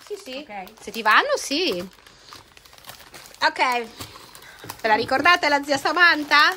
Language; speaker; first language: Italian; native; Italian